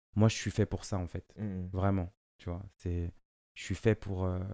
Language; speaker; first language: French; non-native, local second language; Lingala